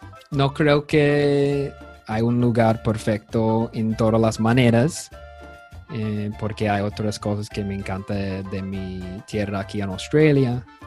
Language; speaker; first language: Spanish; non-native, fluent; English